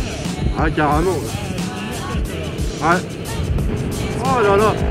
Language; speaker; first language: French; native; French